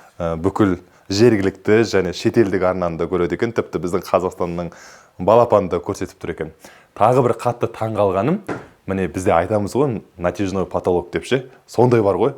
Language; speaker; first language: Kazakh; native; Kazakh